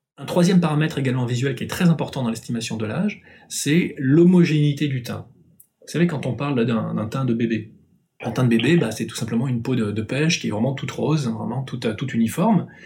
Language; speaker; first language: French; native; French